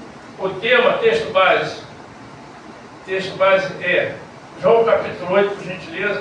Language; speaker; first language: Portuguese; native; Portuguese